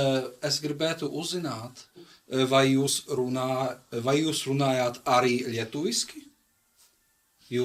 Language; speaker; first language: Latvian; non-native, learner; Czech